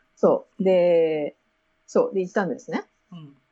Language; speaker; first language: Japanese; native; Japanese